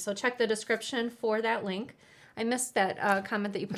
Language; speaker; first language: English; native; English